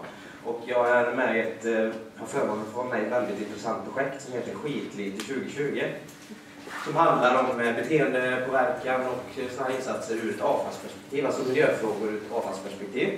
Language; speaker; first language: Swedish; native; Swedish